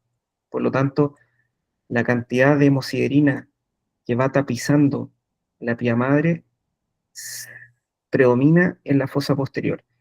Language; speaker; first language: Spanish; native; Spanish